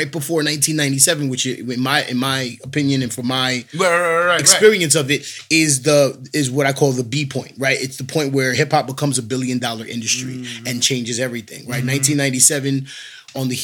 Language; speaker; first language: English; native; English